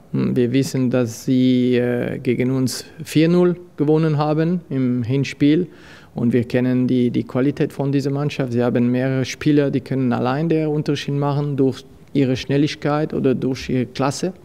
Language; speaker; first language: German; non-native, fluent; French